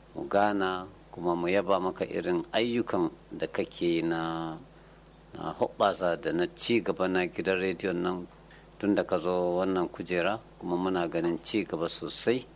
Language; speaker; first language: Hausa; non-native, local second language; Fula